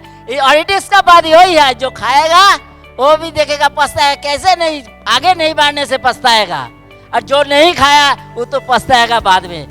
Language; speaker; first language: Hindi; non-native, local second language; Bangla